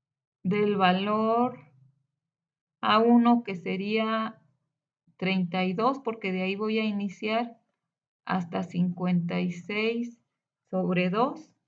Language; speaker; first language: Spanish; native; Spanish